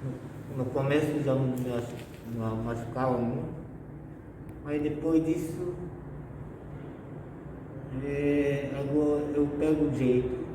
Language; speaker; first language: Portuguese; non-native, local second language; Guarani